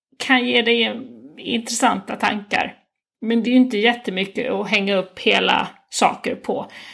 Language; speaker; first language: Swedish; native; Swedish